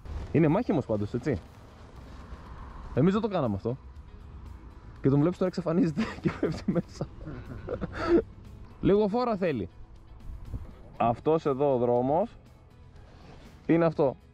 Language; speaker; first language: Greek; native; Greek